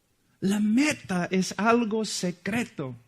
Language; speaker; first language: Spanish; non-native, fluent; English